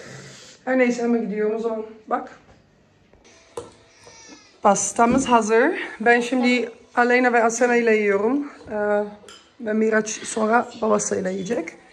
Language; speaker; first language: Turkish; early bilingual, heritage; Dutch